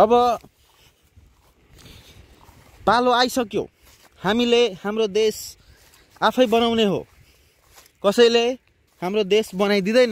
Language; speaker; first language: Nepali; non-native, local second language; Maithili